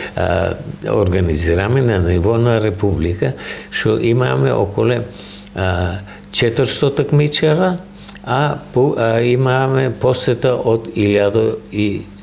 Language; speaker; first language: Macedonian; native; Macedonian